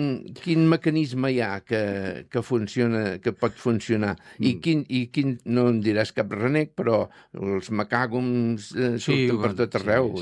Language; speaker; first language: Catalan; native; Catalan